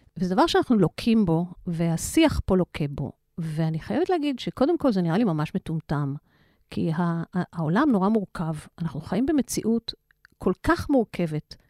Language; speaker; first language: Hebrew; native; Hebrew